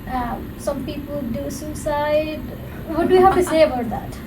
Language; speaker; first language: English; non-native, fluent; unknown